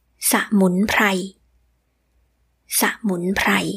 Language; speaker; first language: Thai; native; Thai